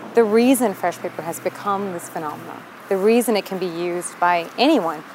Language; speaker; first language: English; native; English